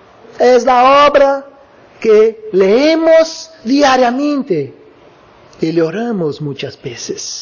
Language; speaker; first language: Spanish; non-native, learner; Portuguese